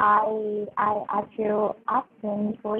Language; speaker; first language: English; non-native, learner; Vietnamese